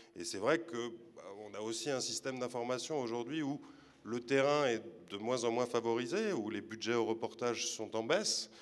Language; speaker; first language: French; native; French